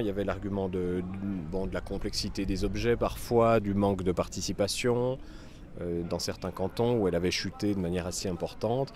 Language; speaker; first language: French; native; French